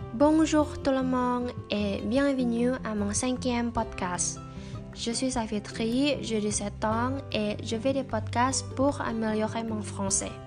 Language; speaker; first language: French; non-native, learner; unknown